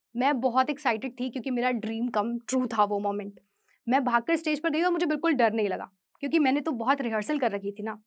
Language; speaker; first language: Hindi; native; Hindi